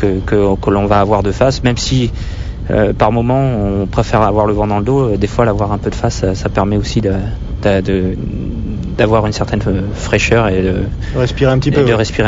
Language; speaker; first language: French; native; French